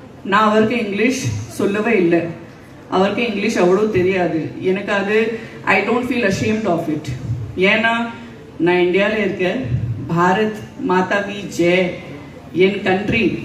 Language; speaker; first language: Tamil; non-native, local second language; Gujarati